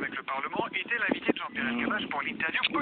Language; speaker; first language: French; native; French